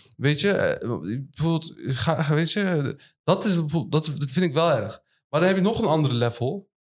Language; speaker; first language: Dutch; early bilingual, other home language; Turkish